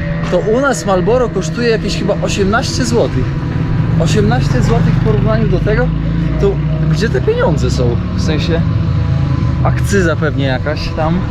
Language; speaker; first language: Polish; native; Polish